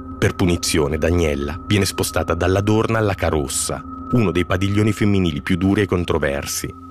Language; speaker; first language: Italian; native; Italian